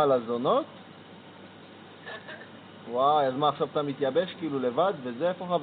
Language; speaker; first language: Hebrew; native; Hebrew